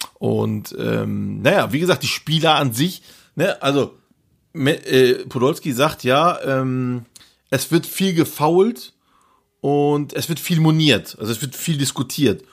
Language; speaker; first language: German; early bilingual, other home language; Turkish